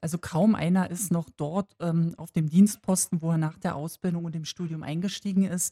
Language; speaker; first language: German; native; German